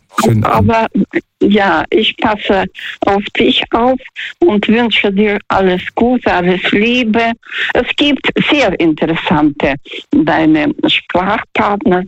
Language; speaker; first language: German; non-native, fluent; Russian